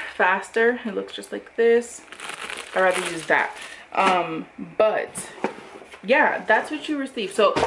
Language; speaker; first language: English; native; English